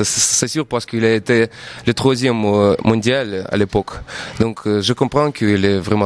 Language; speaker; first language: French; non-native, fluent; Russian